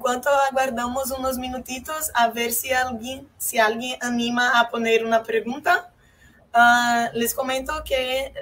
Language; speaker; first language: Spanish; non-native, fluent; Portuguese